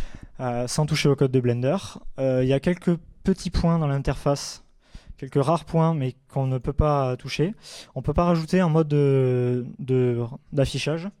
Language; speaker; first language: French; native; French